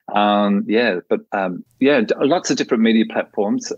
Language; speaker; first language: English; native; English